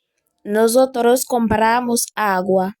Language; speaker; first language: Spanish; non-native, learner; Haitian Creole